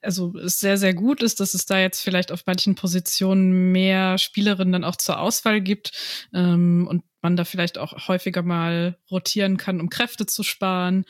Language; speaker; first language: German; native; German